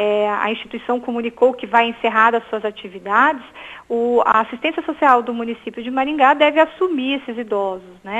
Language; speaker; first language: Portuguese; native; Portuguese